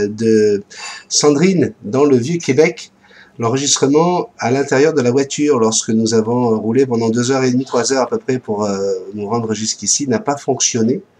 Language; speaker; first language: French; native; French